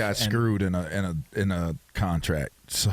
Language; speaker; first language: English; native; English